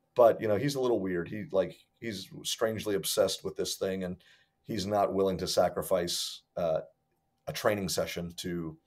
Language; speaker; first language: English; native; English